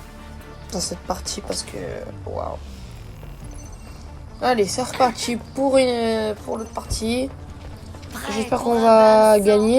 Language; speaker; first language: French; native; French